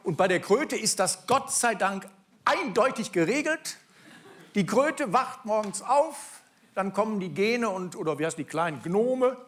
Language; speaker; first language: German; native; German